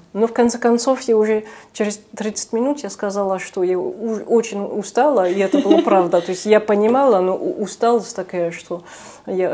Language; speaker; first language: Russian; non-native, fluent; French